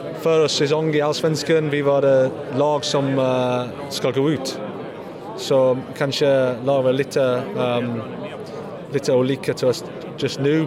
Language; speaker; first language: Swedish; non-native, learner; English